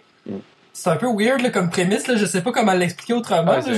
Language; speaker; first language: French; native; French